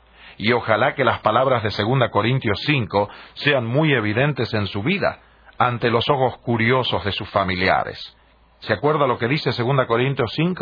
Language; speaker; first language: Spanish; native; Spanish